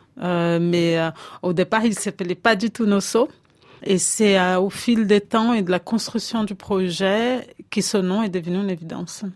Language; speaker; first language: French; non-native, fluent; Portuguese